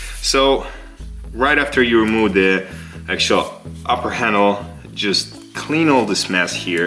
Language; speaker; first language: English; non-native, fluent; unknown